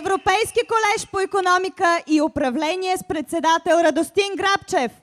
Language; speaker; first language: Bulgarian; native; Bulgarian